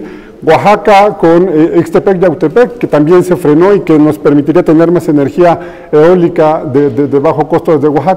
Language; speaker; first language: Spanish; native; Spanish